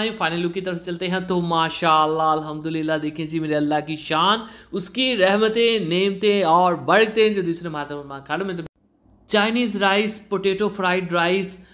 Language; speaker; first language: Urdu; native; Urdu